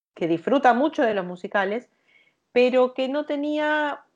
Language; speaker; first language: Spanish; native; Spanish